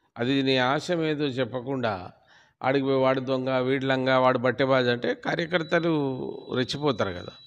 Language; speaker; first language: Telugu; non-native, local second language; Lambadi